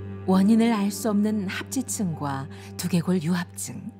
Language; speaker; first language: Korean; native; Korean